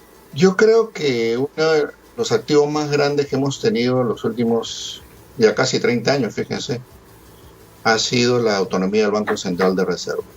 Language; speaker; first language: Spanish; native; Spanish